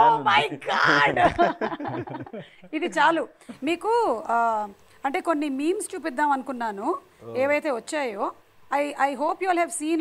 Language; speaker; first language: Telugu; native; Telugu